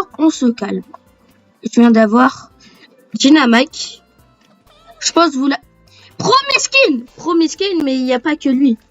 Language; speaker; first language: French; native; French